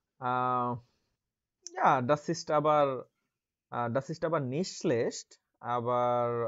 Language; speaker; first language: German; non-native, learner; Bangla